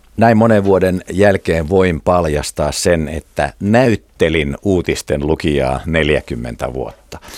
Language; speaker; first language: Finnish; native; Finnish